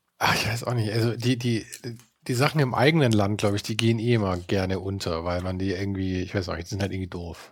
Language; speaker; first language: German; native; German